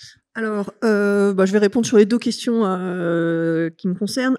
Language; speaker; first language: French; native; French